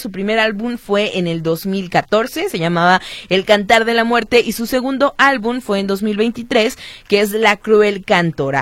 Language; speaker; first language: Spanish; native; Spanish